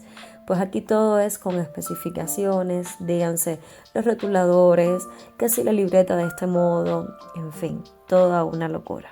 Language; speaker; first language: Spanish; native; Spanish